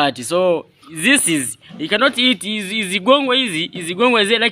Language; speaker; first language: English; non-native, learner; Swahili